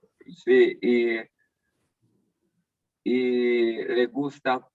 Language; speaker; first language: Spanish; non-native, learner; English